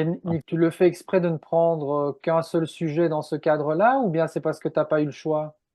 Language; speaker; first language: French; native; French